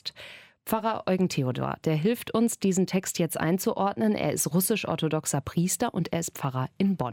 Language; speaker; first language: German; native; German